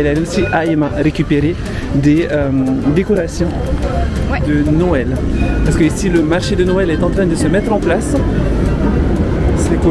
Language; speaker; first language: French; native; French